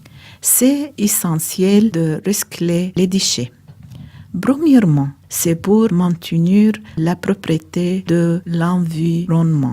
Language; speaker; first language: French; non-native, learner; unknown